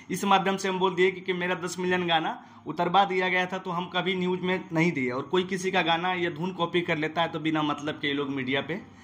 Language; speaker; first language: Hindi; native; Hindi